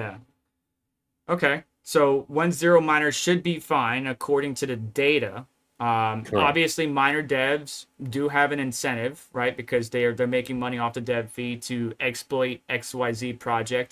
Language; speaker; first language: English; native; English